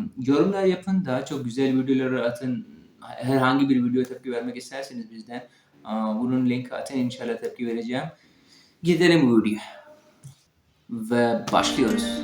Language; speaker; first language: Turkish; non-native, learner; Urdu